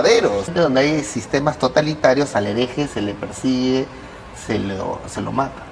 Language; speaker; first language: Spanish; native; Spanish